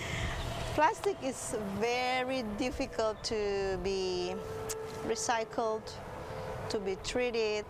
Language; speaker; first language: English; non-native, fluent; Indonesian